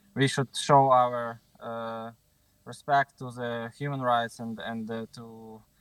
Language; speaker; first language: English; non-native, fluent; Ukrainian